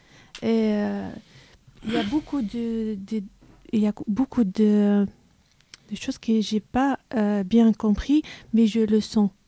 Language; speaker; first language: French; non-native, learner; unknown